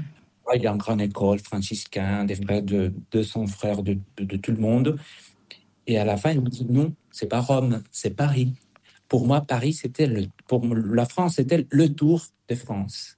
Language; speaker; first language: French; non-native, fluent; Spanish